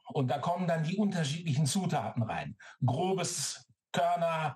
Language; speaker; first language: German; native; German